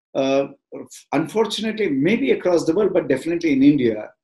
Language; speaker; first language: English; non-native, local second language; Tamil